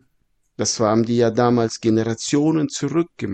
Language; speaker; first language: German; non-native, fluent; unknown